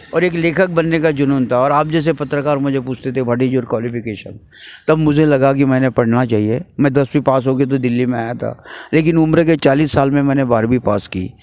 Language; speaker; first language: Hindi; non-native, local second language; Marathi